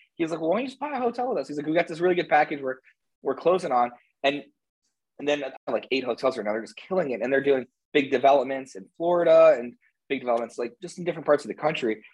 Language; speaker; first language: English; native; English